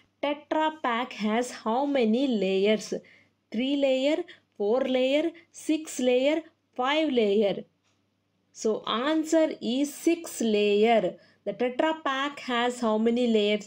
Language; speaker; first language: English; non-native, local second language; Telugu